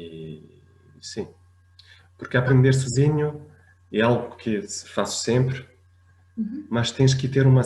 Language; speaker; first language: Portuguese; non-native, fluent; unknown